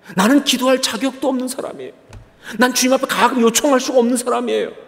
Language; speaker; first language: Korean; native; Korean